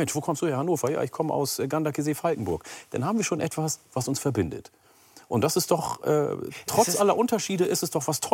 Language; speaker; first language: German; early bilingual, other home language; Oromo